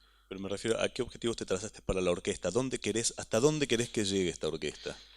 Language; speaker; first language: Spanish; native; Spanish